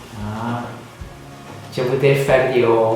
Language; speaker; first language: French; non-native, learner; Thai